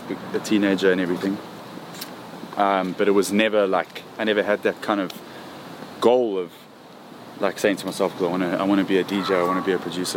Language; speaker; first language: English; native; English